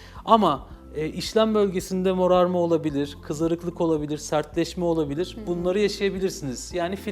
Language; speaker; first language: Turkish; native; Turkish